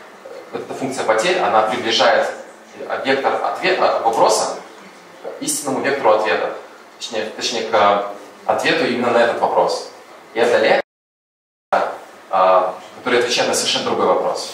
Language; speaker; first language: Russian; native; Russian